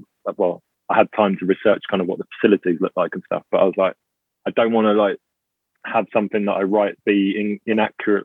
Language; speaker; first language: English; native; English